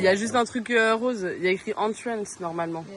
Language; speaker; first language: French; native; French